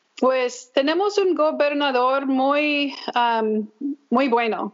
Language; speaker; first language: Spanish; early bilingual, heritage; English